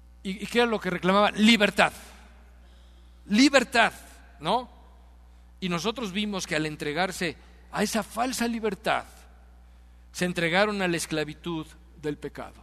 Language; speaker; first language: Spanish; native; Spanish